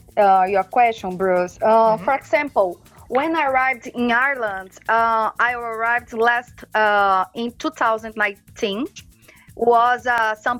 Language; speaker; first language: English; non-native, learner; Portuguese